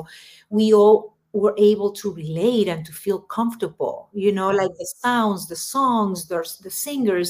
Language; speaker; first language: English; non-native, fluent; Spanish